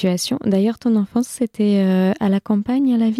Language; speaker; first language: French; native; French